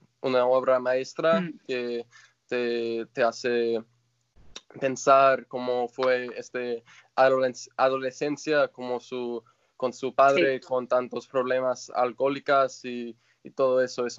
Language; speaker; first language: Spanish; non-native, fluent; English